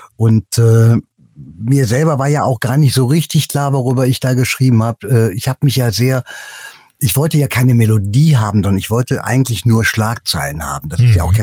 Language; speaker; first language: German; native; German